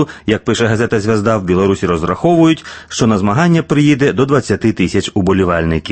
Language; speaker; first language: Ukrainian; native; Ukrainian